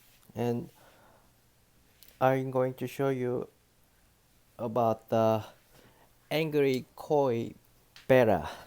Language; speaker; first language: English; non-native, learner; Korean